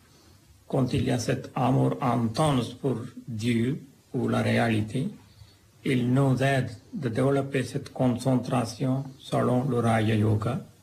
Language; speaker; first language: French; non-native, fluent; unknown